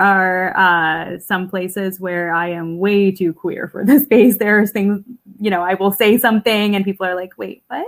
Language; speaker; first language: English; early bilingual, other home language; Russian